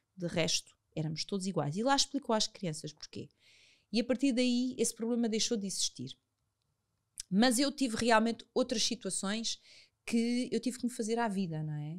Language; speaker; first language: Portuguese; native; Portuguese